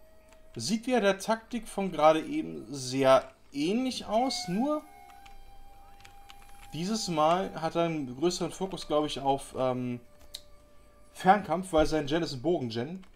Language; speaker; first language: German; native; German